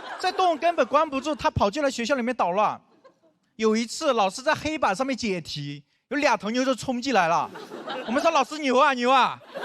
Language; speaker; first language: Chinese; non-native, local second language; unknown